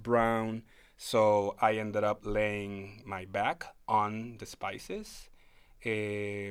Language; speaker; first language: English; non-native, fluent; Spanish